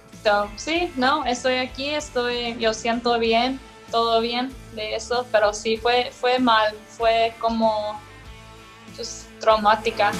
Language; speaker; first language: Spanish; non-native, learner; English